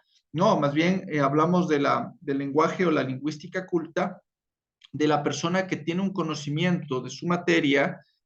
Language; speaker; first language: Spanish; native; Spanish